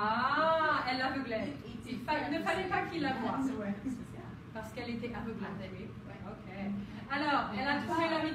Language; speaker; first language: French; non-native, fluent; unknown